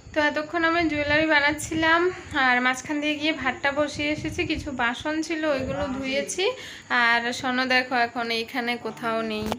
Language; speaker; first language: Bangla; native; Bangla